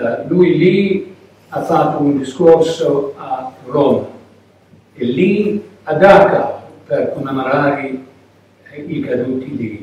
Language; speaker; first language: Italian; non-native, learner; English